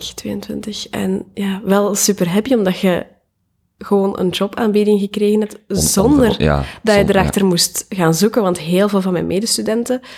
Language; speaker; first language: Dutch; native; Dutch